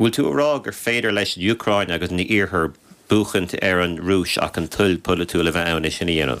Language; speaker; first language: Irish; native; Irish